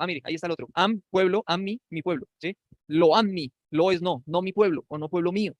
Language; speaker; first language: Spanish; native; Spanish